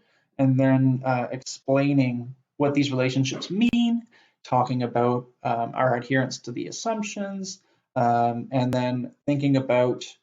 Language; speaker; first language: English; native; English